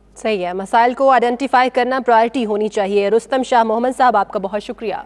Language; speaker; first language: Urdu; native; Urdu